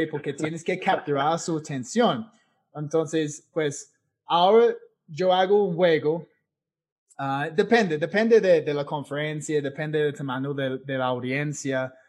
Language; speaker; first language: Spanish; non-native, fluent; English